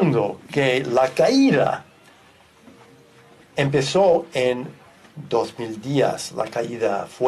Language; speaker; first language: Spanish; non-native, fluent; English